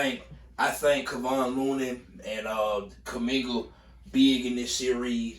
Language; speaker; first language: English; native; English